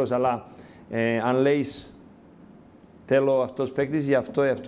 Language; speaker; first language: Greek; non-native, learner; Serbian